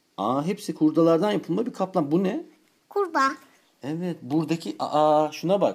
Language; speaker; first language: Turkish; native; Turkish